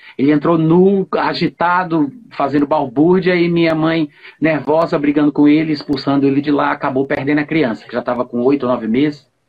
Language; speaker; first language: Portuguese; native; Portuguese